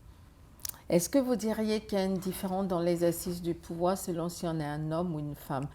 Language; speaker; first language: French; native; French